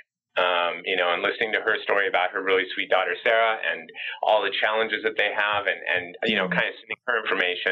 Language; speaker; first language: English; native; English